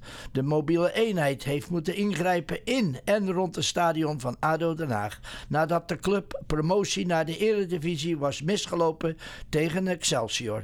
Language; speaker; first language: Dutch; native; Dutch